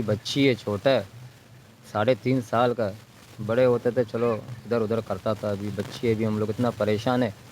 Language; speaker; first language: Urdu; non-native, local second language; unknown